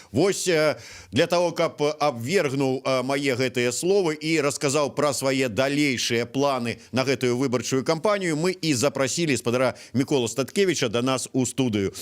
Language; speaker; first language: Belarusian; native; Belarusian